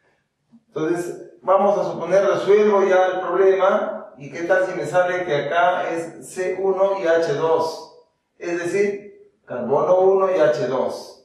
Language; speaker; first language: Spanish; native; Spanish